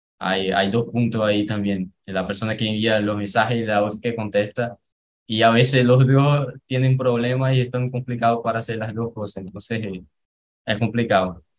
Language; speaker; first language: Spanish; non-native, fluent; Portuguese